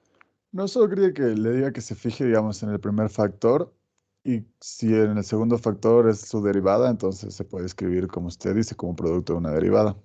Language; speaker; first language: Spanish; native; Spanish